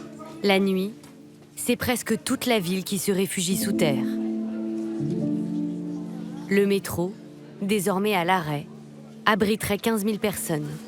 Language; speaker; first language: French; native; French